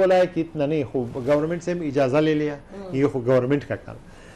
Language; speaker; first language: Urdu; non-native, learner; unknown